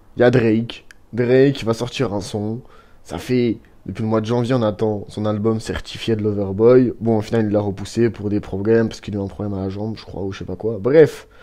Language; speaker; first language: French; native; French